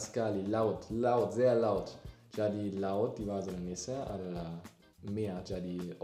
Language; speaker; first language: Indonesian; non-native, learner; German